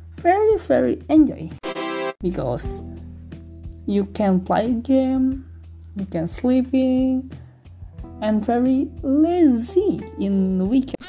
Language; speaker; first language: English; non-native, learner; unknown